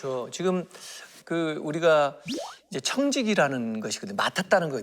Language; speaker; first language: Korean; native; Korean